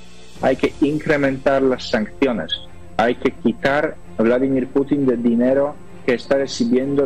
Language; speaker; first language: Spanish; non-native, fluent; Polish